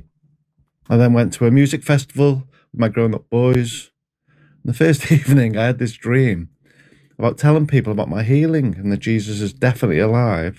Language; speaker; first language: English; native; English